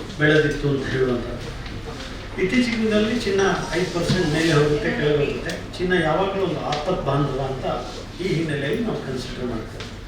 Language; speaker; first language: Kannada; native; Kannada